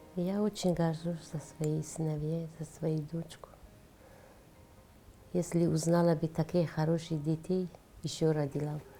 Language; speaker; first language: Russian; non-native, learner; Tajik